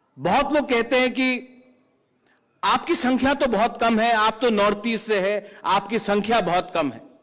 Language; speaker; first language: Hindi; non-native, local second language; Kok Borok